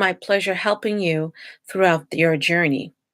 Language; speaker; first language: English; native; English